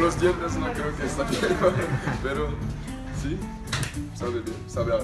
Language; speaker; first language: Spanish; non-native, learner; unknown